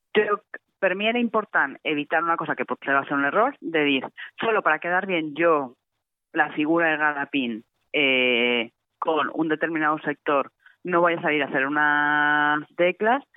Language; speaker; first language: Spanish; non-native, local second language; Catalan